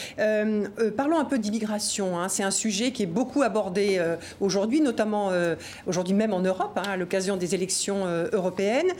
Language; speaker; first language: French; native; French